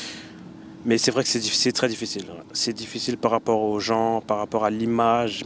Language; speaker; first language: French; early bilingual, other home language; Bambara